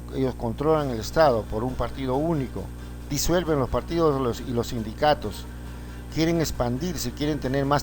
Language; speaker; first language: Spanish; native; Spanish